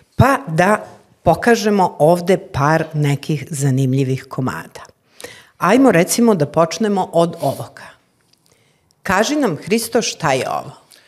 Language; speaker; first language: Serbian; native; Serbian